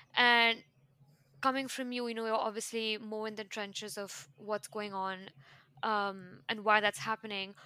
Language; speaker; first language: English; non-native, local second language; Hindi